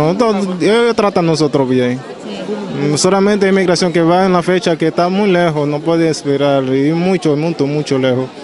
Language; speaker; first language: Spanish; non-native, learner; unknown